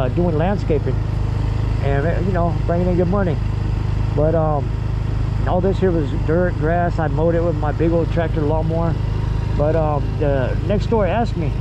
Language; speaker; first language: English; native; English